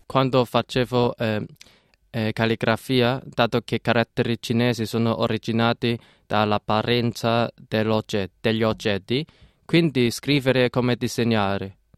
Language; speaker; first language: Italian; non-native, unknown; Cantonese